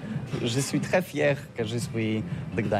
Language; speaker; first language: French; non-native, learner; Polish